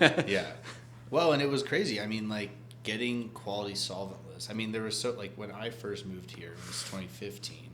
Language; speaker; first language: English; native; English